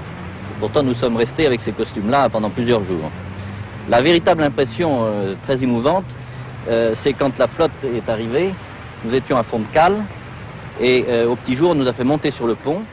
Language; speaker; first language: French; native; French